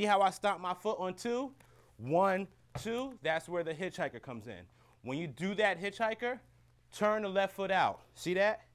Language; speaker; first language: English; native; English